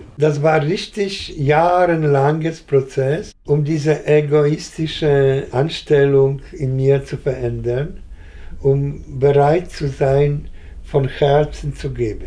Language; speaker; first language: German; non-native, fluent; Polish